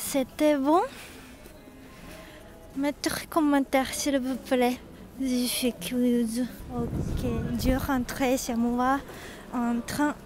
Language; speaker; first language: French; non-native, learner; Japanese